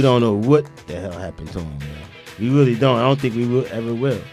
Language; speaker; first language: English; native; English